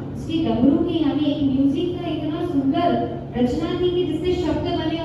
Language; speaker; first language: Hindi; non-native, local second language; Marathi